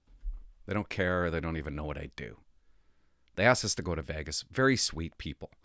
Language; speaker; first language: English; native; English